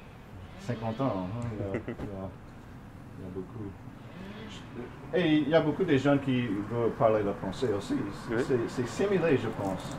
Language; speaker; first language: French; non-native, fluent; English